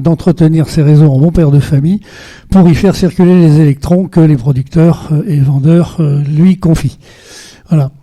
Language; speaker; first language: French; native; French